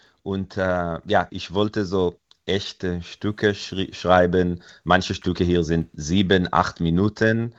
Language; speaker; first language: German; non-native, fluent; Hebrew